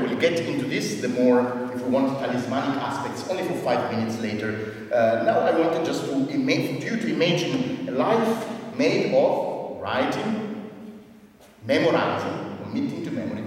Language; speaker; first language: English; non-native, fluent; Italian